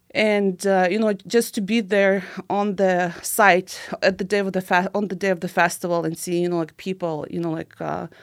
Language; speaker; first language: English; non-native, fluent; Ukrainian